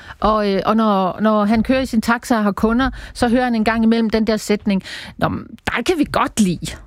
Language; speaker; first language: Danish; native; Danish